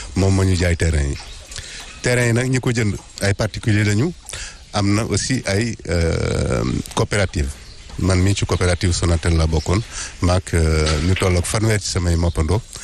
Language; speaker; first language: Wolof; native; Wolof